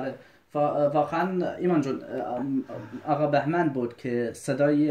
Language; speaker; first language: Persian; non-native, local second language; Kurdish